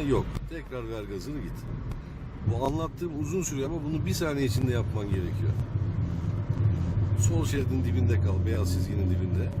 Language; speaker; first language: Turkish; native; Turkish